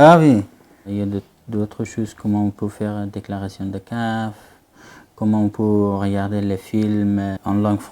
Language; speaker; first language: French; non-native, fluent; Persian